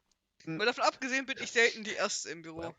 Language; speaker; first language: German; native; German